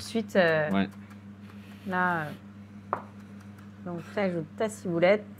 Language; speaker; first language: French; native; French